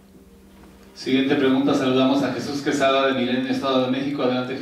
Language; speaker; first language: Spanish; native; Spanish